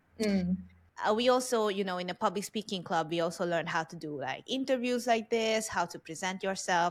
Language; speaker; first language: English; non-native, fluent; Hungarian